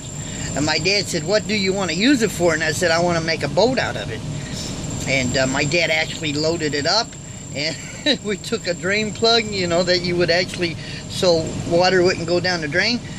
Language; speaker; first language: English; native; English